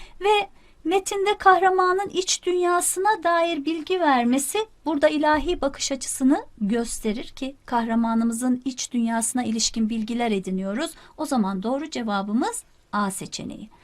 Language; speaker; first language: Turkish; native; Turkish